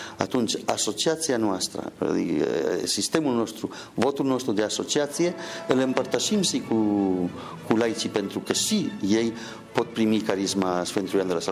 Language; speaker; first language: Romanian; non-native, fluent; Spanish